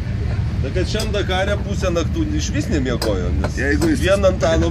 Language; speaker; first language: Lithuanian; native; Lithuanian